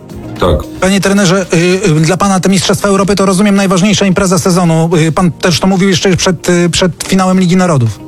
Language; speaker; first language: Polish; native; Polish